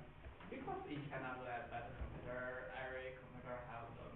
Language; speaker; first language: English; non-native, learner; Chinese